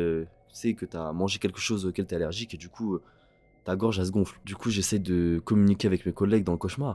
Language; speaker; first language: French; native; French